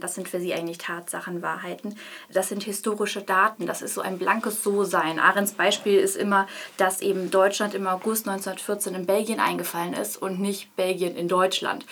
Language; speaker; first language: German; native; German